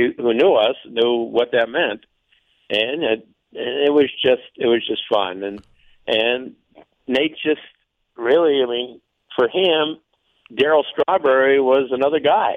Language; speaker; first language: English; native; English